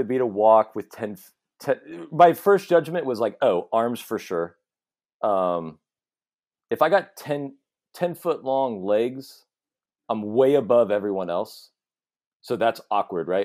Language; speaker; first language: English; native; English